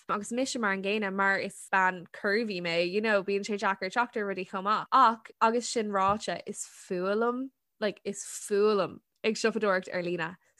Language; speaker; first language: Irish; non-native, local second language; English